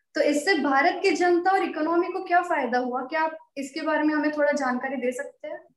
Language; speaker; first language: Hindi; non-native, local second language; Marathi